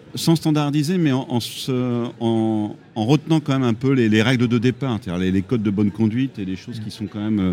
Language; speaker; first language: French; native; French